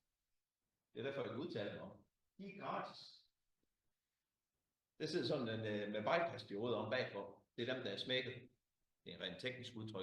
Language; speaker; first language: Danish; native; Danish